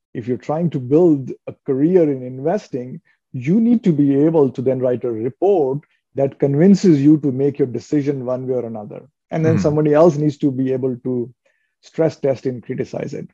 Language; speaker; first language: English; non-native, local second language; Hindi